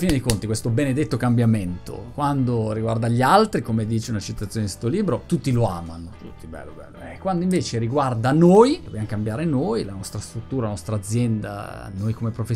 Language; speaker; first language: Italian; native; Italian